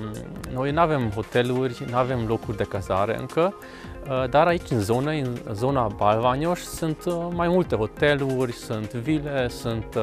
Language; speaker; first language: Romanian; non-native, local second language; Hungarian